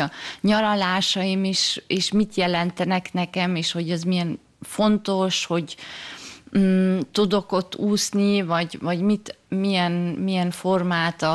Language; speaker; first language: Hungarian; early bilingual, heritage; German